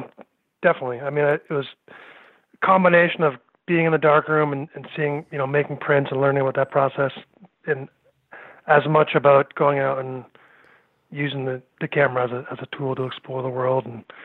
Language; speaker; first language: English; native; English